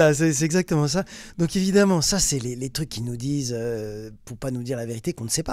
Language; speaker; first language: French; native; French